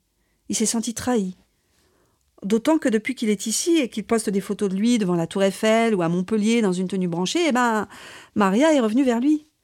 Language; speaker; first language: French; native; French